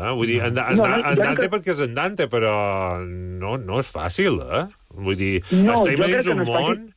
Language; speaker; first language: Catalan; native; Catalan